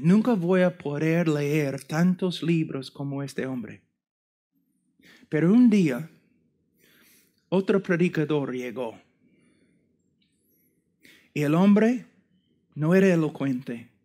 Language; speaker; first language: Spanish; non-native, fluent; English